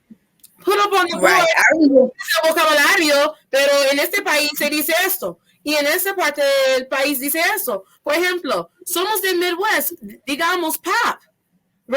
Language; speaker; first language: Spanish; non-native, fluent; English